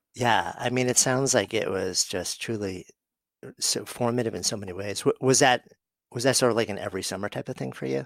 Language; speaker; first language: English; native; English